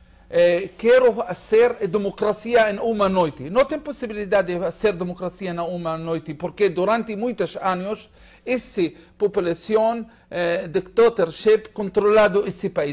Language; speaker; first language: Spanish; non-native, learner; Hebrew